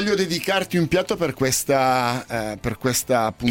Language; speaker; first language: Italian; native; Italian